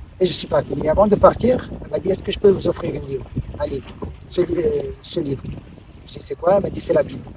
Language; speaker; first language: French; non-native, local second language; Arabic